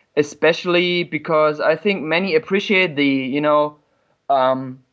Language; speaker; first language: English; non-native, fluent; German